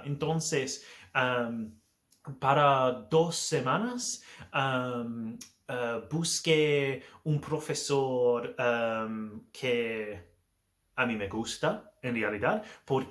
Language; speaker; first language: Spanish; non-native, learner; English